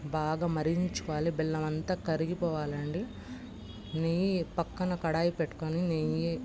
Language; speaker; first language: Telugu; non-native, local second language; Urdu